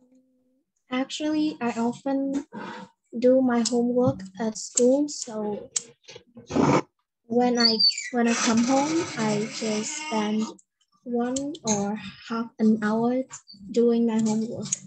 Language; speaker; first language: English; non-native, learner; Vietnamese